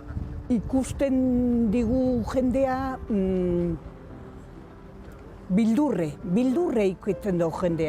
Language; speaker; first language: Basque; non-native, local second language; Spanish